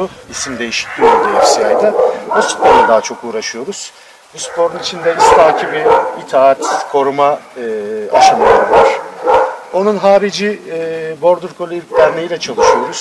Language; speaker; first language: Turkish; native; Turkish